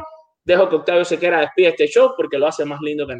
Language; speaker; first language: Spanish; native; Spanish